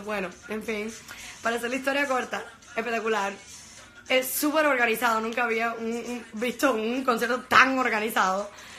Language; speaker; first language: Spanish; early bilingual, heritage; Spanish